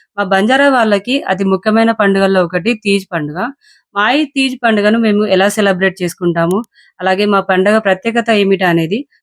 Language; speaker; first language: Telugu; non-native, local second language; Lambadi